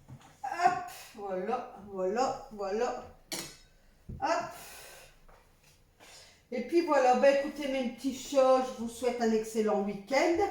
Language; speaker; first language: French; native; French